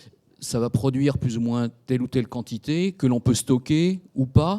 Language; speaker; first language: French; native; French